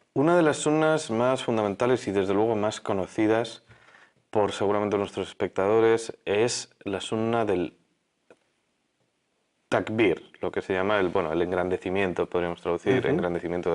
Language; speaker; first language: Spanish; native; Spanish